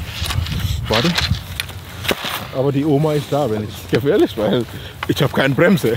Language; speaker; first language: German; non-native, learner; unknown